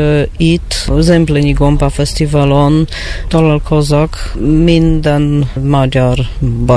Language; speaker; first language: Hungarian; non-native, learner; Polish